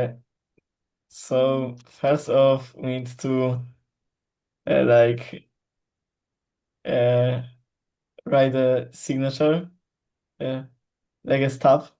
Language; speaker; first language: English; non-native, learner; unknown